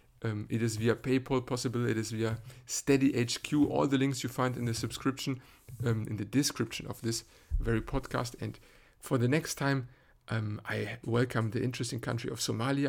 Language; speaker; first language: English; non-native, fluent; German